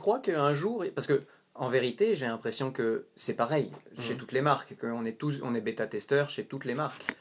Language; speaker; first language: French; native; French